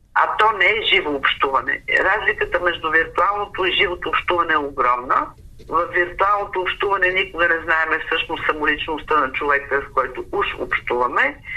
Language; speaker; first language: Bulgarian; native; Bulgarian